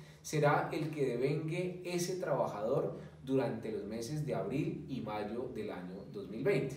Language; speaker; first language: Spanish; native; Spanish